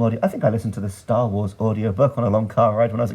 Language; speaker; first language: English; native; English